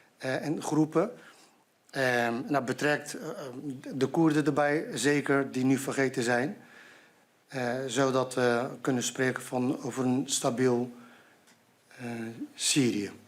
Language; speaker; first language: Dutch; non-native, fluent; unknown